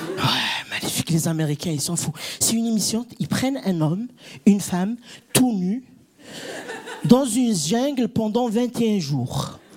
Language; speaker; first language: French; non-native, local second language; Kabyle